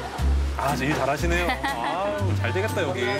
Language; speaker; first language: Korean; native; Korean